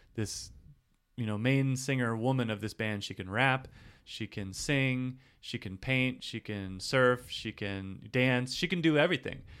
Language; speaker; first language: English; native; English